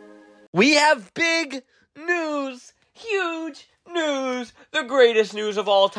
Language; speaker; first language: English; native; English